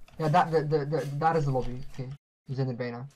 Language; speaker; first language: Dutch; native; Dutch